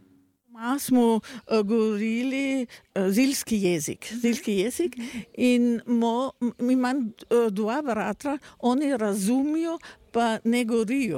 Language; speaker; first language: Slovenian; early bilingual, heritage; German